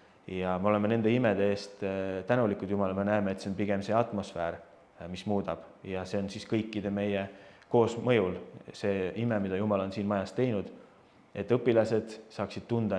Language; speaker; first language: Estonian; native; Estonian